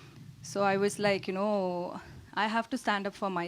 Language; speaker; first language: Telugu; non-native, local second language; Tamil